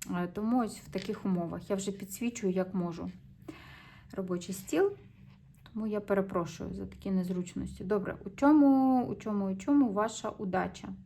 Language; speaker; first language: Ukrainian; non-native, local second language; Russian